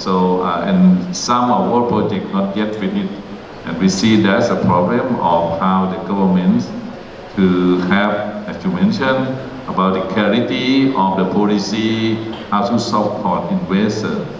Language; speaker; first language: English; non-native, learner; Thai